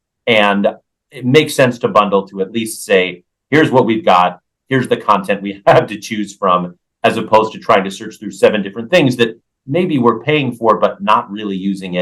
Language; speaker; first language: English; native; English